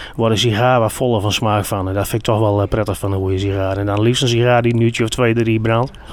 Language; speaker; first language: Dutch; native; Dutch